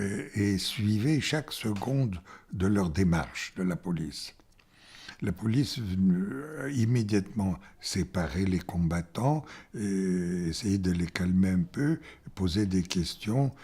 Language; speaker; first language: French; non-native, fluent; Bulgarian